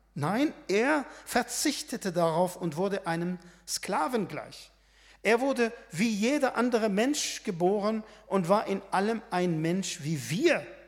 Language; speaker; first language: German; non-native, fluent; Arabic